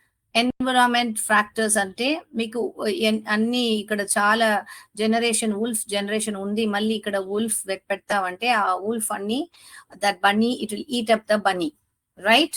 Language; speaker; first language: Telugu; non-native, learner; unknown